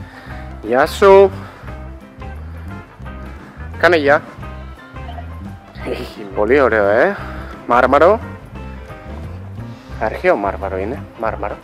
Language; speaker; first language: Greek; non-native, learner; Spanish